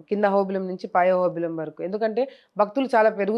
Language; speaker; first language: Telugu; native; Telugu